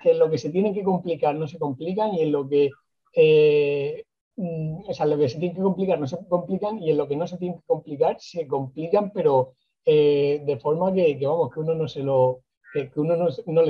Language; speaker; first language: Spanish; native; Spanish